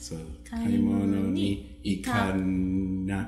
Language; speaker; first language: Japanese; non-native, learner; English